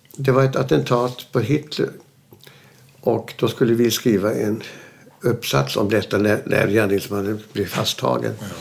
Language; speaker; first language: Swedish; early bilingual, other home language; German